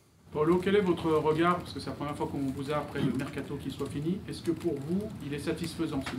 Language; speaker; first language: French; native; French